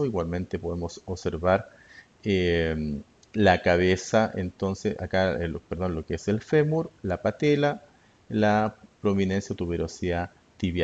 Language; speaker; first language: Spanish; native; Spanish